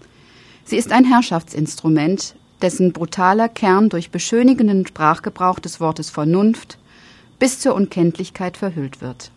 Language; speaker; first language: German; native; German